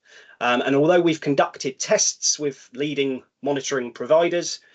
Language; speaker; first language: English; native; English